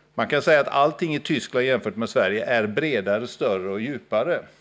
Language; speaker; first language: Swedish; native; Swedish